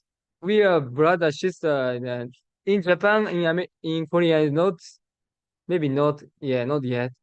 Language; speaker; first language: English; non-native, learner; Japanese